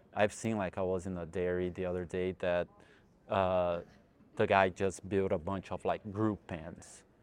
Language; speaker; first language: English; non-native, fluent; Portuguese